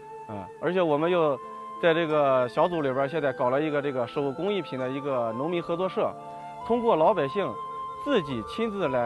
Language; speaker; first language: Chinese; native; Chinese